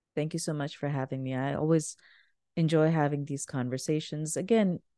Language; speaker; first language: English; non-native, local second language; Urdu